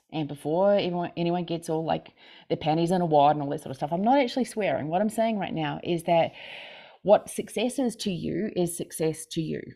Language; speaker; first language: English; native; English